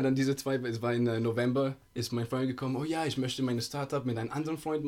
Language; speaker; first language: German; non-native, fluent; Italian